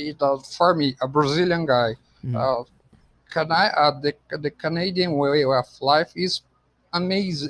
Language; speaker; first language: English; non-native, fluent; Portuguese